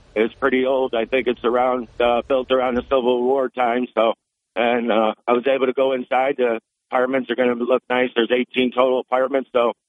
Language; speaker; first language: English; native; English